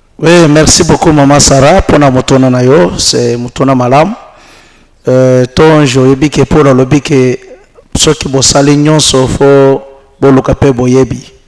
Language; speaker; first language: Lingala; non-native, local second language; Luba-Lulua